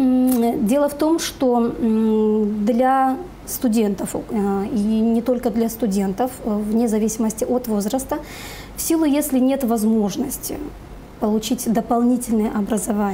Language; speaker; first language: Russian; native; Russian